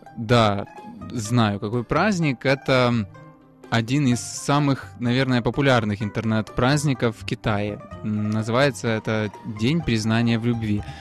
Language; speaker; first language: Russian; native; Russian